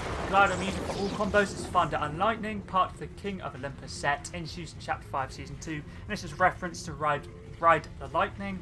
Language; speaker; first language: English; native; English